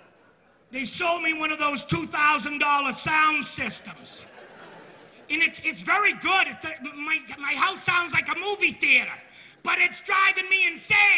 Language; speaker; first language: English; native; English